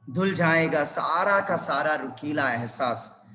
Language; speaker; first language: Hindi; non-native, local second language; Telugu